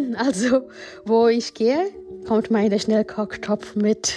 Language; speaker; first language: German; non-native, learner; Gujarati